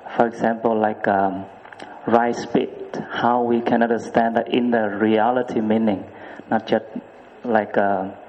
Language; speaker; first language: English; non-native, learner; Vietnamese